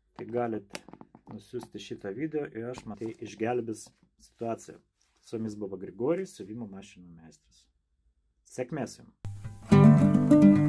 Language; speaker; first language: Lithuanian; non-native, local second language; Russian